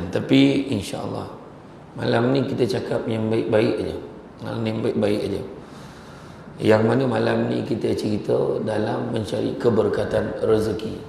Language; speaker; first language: Malay; native; Malay